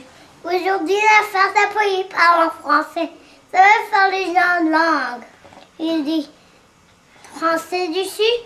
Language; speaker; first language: French; early bilingual, heritage; French